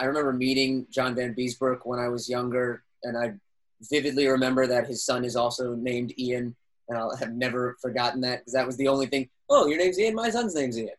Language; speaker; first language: English; native; English